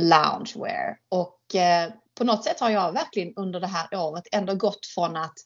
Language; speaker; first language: Swedish; native; Swedish